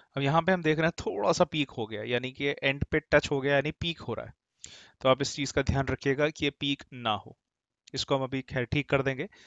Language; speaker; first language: Hindi; native; Hindi